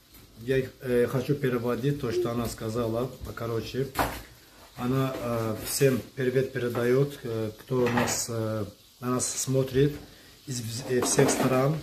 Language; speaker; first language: Russian; non-native, learner; Azerbaijani